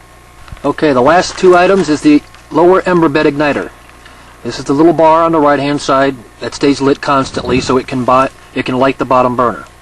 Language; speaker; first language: English; native; English